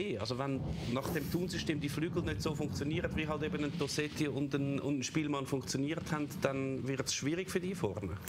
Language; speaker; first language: German; native; German